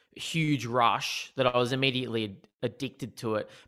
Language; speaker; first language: English; native; English